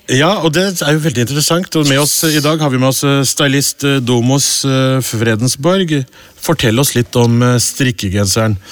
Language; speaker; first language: Norwegian; early bilingual, other home language; Urdu